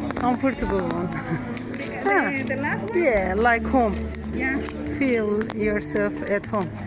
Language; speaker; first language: English; non-native, learner; Turkish